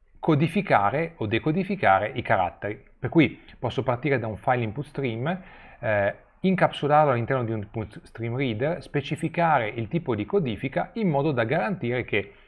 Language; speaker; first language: Italian; native; Italian